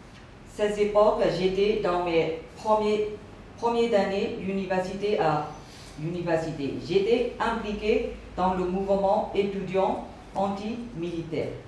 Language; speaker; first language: French; non-native, learner; Burmese